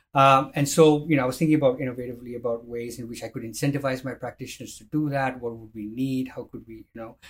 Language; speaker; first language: English; non-native, fluent; Arabic